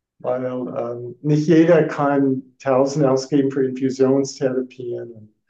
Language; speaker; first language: German; non-native, fluent; English